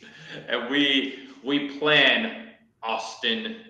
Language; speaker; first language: English; native; English